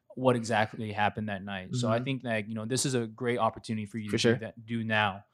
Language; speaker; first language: English; native; English